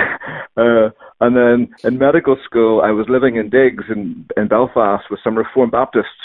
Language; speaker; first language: English; native; English